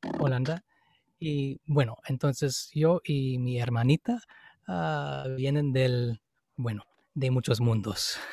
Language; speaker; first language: Spanish; non-native, fluent; English